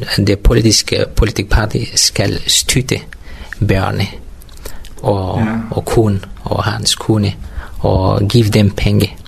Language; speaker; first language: Danish; non-native, learner; Kurdish